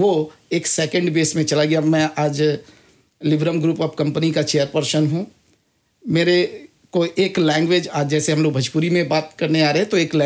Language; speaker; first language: Hindi; native; Hindi